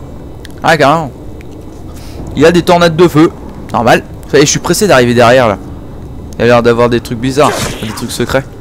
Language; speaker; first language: French; native; French